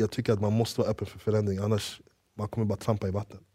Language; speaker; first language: Swedish; early bilingual, other home language; English